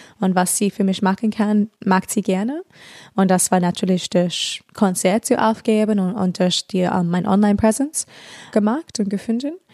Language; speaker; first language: German; non-native, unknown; English